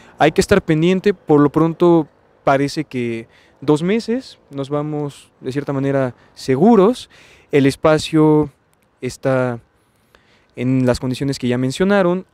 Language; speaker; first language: Spanish; native; Spanish